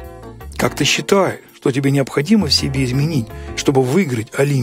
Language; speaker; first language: Russian; native; Russian